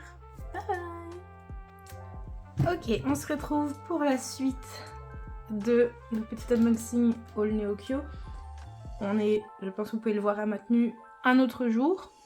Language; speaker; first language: French; native; French